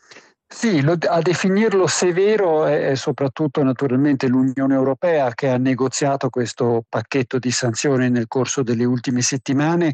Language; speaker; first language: Italian; native; Italian